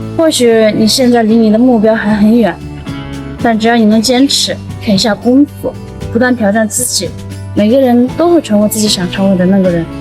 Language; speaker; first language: Chinese; non-native, local second language; Tibetan